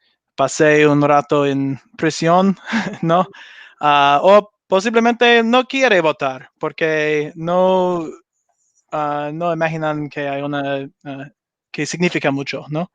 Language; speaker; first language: Spanish; non-native, learner; English